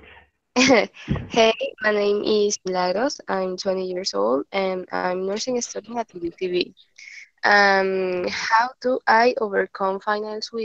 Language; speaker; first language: English; non-native, learner; Spanish